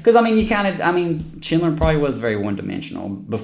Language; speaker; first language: English; native; English